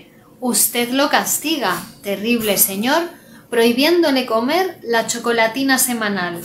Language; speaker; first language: Spanish; native; Spanish